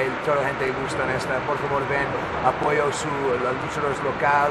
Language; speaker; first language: Spanish; non-native, learner; English